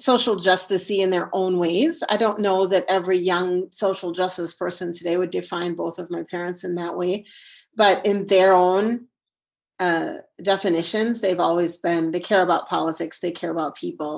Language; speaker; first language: English; native; English